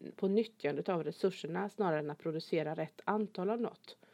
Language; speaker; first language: Swedish; native; Swedish